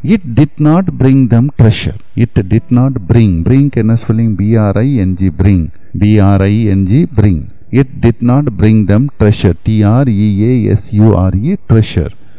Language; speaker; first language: English; non-native, local second language; Tamil